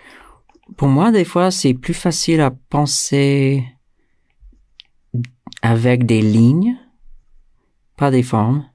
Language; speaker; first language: French; non-native, fluent; English